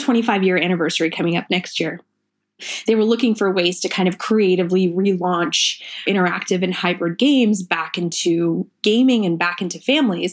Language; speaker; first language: English; early bilingual, other home language; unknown